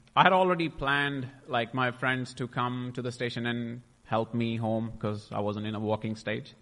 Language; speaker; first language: English; non-native, local second language; Punjabi